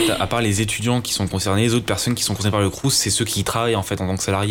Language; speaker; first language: French; native; French